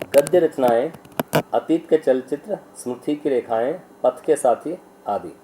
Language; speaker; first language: Hindi; non-native, local second language; Kannada